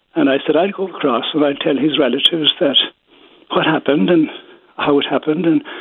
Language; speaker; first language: English; native; English